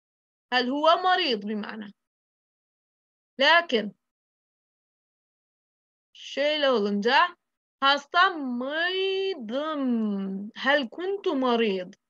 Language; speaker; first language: Arabic; native; Arabic